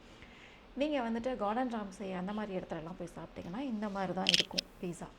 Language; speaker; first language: Tamil; native; Tamil